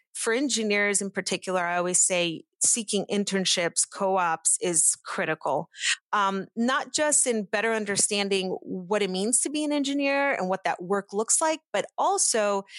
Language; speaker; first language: English; early bilingual, other home language; Portuguese